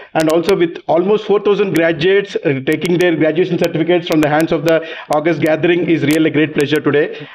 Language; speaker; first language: English; non-native, local second language; Telugu